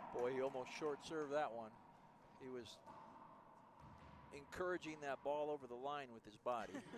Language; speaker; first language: English; native; English